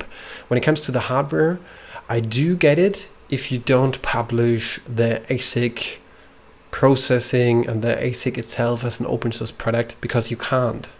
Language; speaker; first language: English; non-native, fluent; German